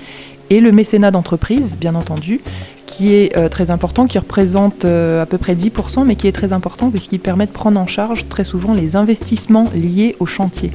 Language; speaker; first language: French; native; French